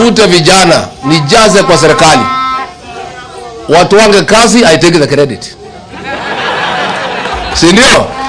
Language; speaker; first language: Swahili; non-native, local second language; Kikuyu